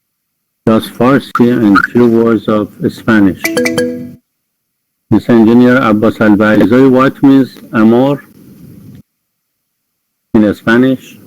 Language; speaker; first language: English; non-native, fluent; Persian